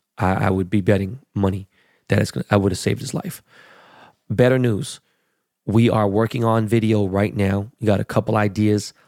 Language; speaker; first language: English; native; English